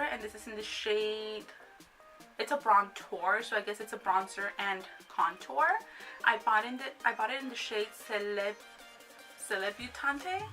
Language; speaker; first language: English; native; English